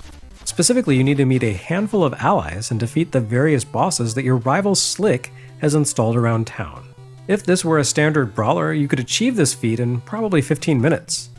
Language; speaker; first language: English; native; English